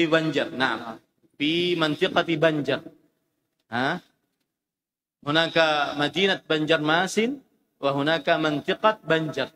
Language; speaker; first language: Arabic; non-native, fluent; Indonesian